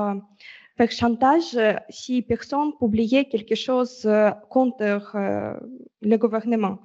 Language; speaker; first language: French; non-native, learner; Russian